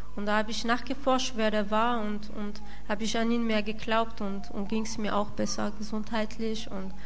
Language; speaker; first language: German; non-native, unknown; French